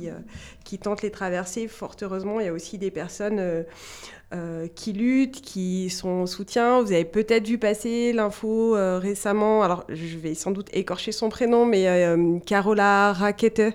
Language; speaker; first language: French; native; French